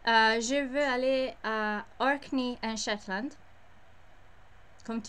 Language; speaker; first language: French; non-native, learner; English